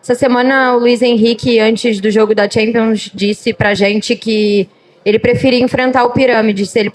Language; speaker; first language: Portuguese; native; Portuguese